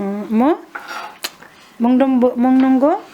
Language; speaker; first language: Korean; non-native, learner; Filipino